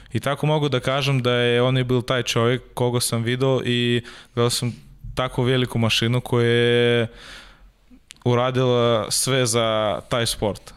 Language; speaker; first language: Serbian; non-native, learner; Russian